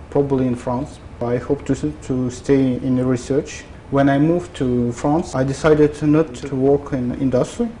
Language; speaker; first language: English; non-native, fluent; Russian